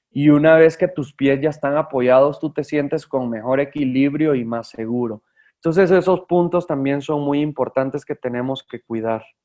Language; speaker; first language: Spanish; native; Spanish